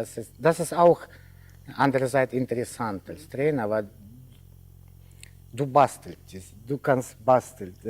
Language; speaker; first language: German; non-native, learner; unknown